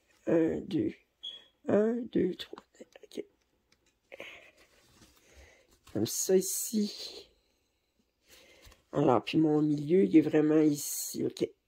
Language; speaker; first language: French; native; French